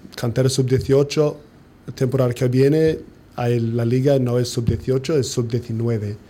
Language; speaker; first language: Spanish; non-native, fluent; English